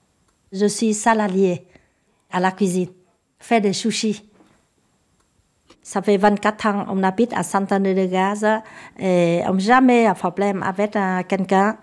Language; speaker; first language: French; non-native, learner; Vietnamese